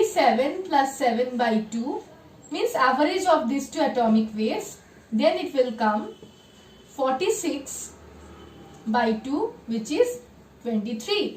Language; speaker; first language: English; non-native, local second language; Bangla